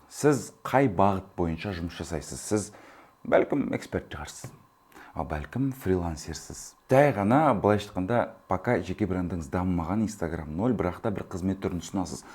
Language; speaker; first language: Kazakh; early bilingual, heritage; Kazakh